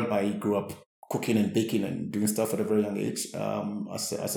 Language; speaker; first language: English; non-native, local second language; Akan